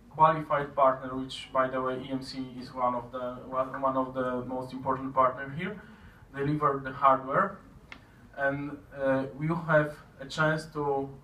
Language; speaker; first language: English; non-native, fluent; Polish